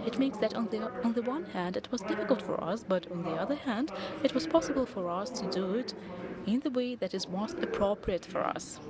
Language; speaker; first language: English; non-native, fluent; Russian